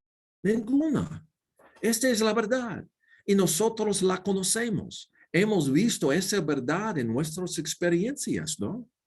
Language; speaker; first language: Spanish; non-native, learner; English